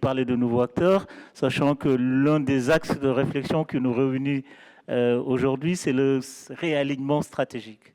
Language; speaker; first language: French; non-native, local second language; Wolof